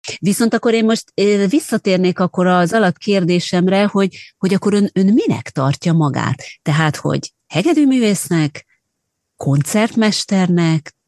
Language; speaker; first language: Hungarian; native; Hungarian